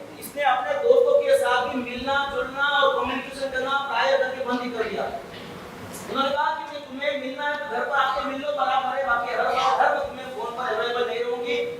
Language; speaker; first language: Hindi; native; Hindi